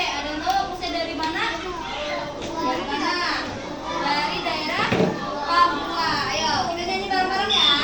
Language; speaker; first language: Indonesian; native; Indonesian